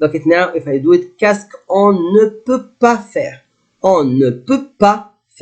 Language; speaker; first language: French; non-native, fluent; Arabic